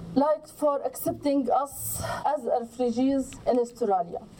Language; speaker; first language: English; non-native, learner; Arabic